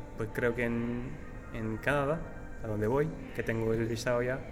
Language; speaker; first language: Spanish; non-native, learner; English